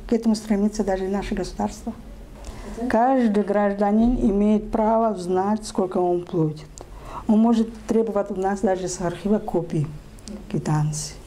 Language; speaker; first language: Russian; non-native, local second language; Tajik